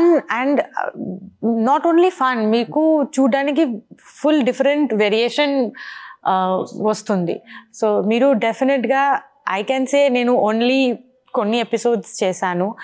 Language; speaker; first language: Telugu; non-native, learner; Bangla